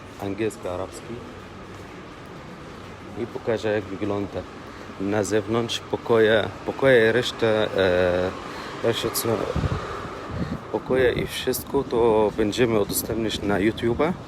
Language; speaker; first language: Polish; non-native, learner; Arabic